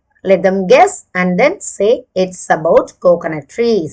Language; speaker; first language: English; non-native, local second language; Tamil